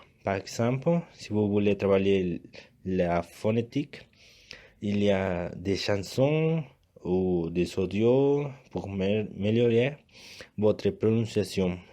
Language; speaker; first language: French; non-native, learner; Spanish